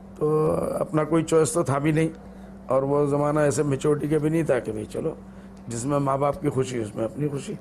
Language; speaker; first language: Hindi; non-native, local second language; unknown